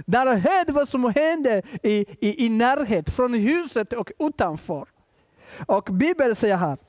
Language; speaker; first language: Swedish; non-native, fluent; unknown